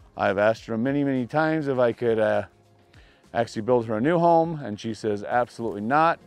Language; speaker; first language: English; native; English